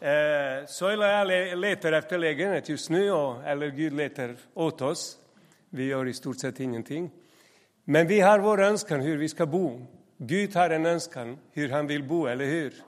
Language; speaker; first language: Swedish; non-native, fluent; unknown